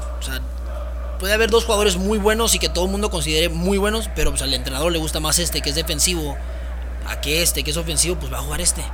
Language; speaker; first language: Spanish; early bilingual, heritage; Spanish